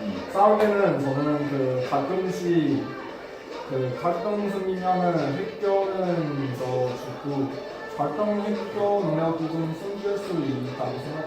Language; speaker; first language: Korean; non-native, learner; Chinese